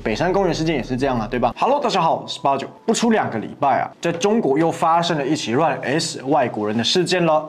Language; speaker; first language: Chinese; native; Chinese